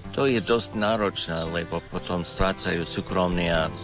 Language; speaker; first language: Slovak; non-native, learner; English